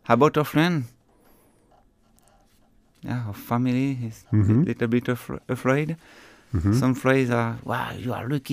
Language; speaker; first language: English; non-native, learner; French